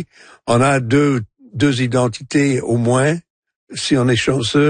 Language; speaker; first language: French; non-native, local second language; English